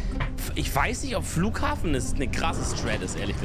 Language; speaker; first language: German; native; German